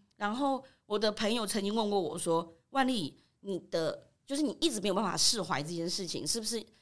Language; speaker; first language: Chinese; early bilingual, other home language; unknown